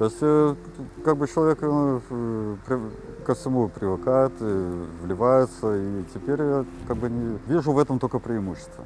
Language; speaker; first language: Russian; native; Russian